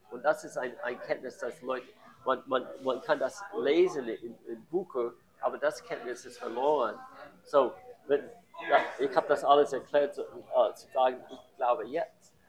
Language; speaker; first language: German; non-native, learner; English